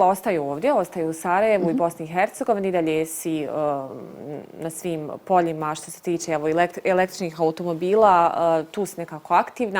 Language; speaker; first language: Bosnian; native; Bosnian